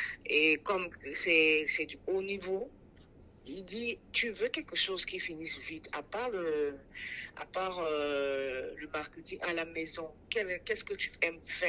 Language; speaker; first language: French; non-native, local second language; Sango